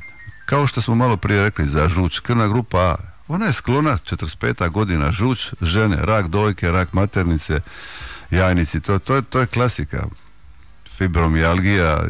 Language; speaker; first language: Croatian; native; Croatian